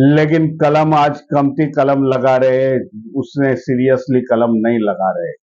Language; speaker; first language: Hindi; non-native, local second language; Marathi